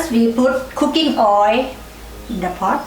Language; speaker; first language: English; non-native, learner; Thai